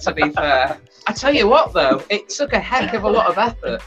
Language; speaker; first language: English; native; English